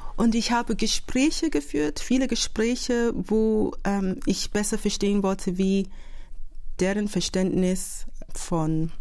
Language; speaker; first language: German; non-native, fluent; English